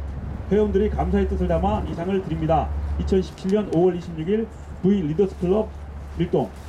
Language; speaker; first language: Korean; native; Korean